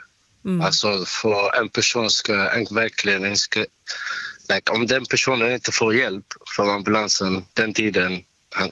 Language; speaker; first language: Swedish; non-native, learner; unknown